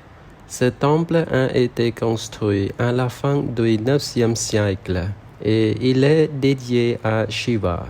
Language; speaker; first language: French; non-native, learner; Khmer